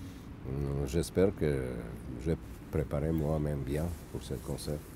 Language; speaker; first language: French; non-native, learner; Russian